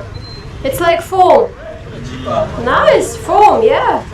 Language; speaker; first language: English; non-native, fluent; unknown